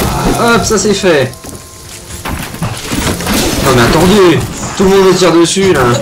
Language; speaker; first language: French; native; French